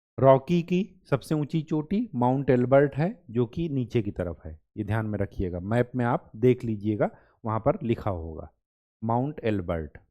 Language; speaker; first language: Hindi; native; Hindi